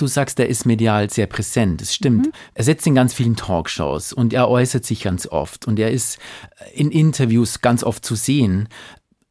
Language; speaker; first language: German; native; German